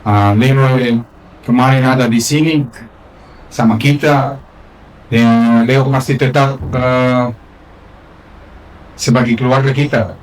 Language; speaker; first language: Indonesian; non-native, fluent; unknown